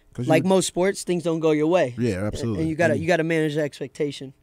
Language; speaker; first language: English; native; English